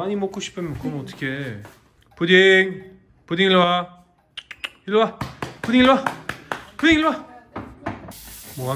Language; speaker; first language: Korean; non-native, learner; French